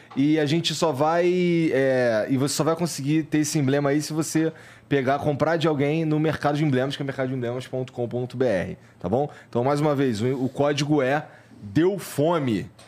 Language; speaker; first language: Portuguese; native; Portuguese